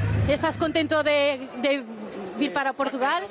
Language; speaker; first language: Spanish; non-native, fluent; Portuguese